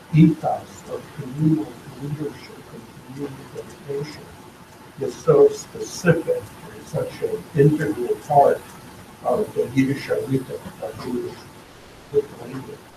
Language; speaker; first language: English; native; English